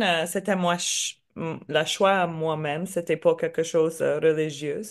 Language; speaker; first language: French; non-native, learner; English